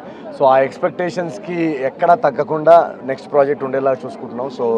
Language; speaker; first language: Telugu; native; Telugu